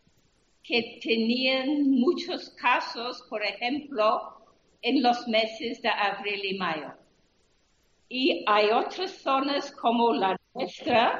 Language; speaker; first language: Spanish; non-native, fluent; English